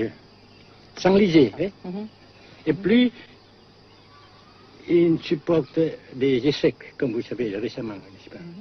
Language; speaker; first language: French; non-native, fluent; Vietnamese